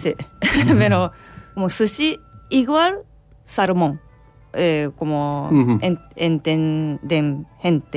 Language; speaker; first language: Spanish; non-native, learner; Japanese